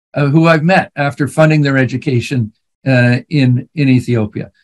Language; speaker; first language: English; native; English